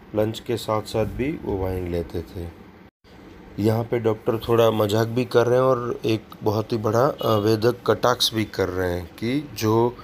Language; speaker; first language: Hindi; non-native, local second language; Gujarati